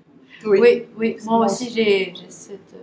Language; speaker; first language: French; non-native, fluent; Chinese